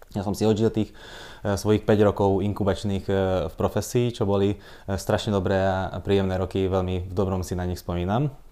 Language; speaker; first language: Slovak; non-native, local second language; Hungarian